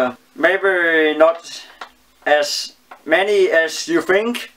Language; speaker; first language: English; non-native, learner; Danish